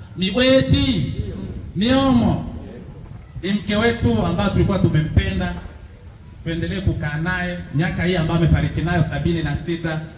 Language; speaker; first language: Swahili; non-native, local second language; Bembe